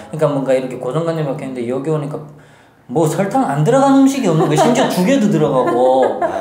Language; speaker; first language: Korean; native; Korean